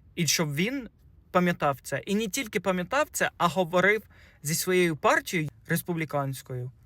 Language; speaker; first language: Ukrainian; early bilingual, heritage; Ukrainian